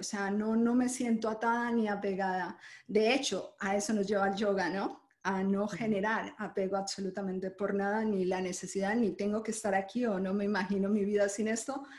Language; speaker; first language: Spanish; native; Spanish